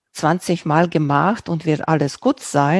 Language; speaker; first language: German; non-native, local second language; Romanian